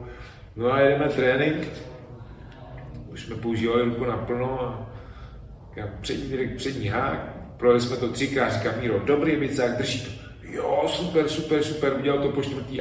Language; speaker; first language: Czech; native; Czech